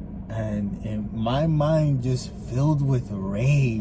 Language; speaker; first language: English; early bilingual, other home language; Spanish